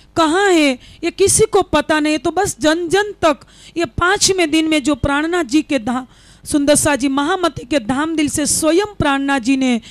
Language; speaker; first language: Hindi; non-native, local second language; Gujarati